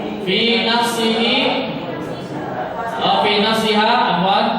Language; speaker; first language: Arabic; non-native, fluent; Indonesian